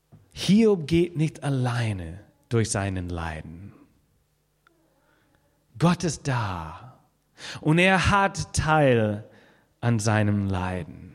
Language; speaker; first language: German; non-native, fluent; English